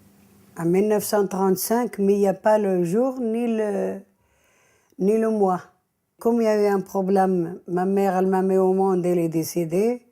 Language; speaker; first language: French; early bilingual, other home language; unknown